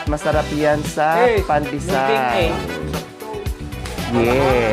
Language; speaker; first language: Filipino; native; Filipino